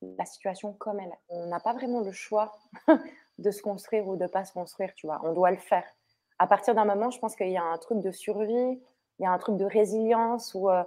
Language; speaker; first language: French; early bilingual, other home language; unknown